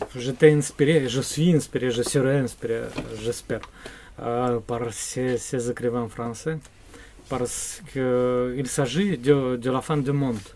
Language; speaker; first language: French; non-native, learner; Russian